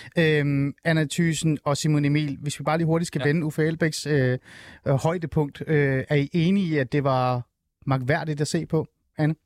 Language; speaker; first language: Danish; native; Danish